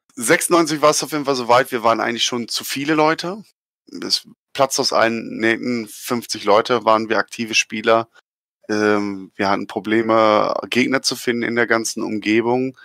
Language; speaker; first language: German; native; German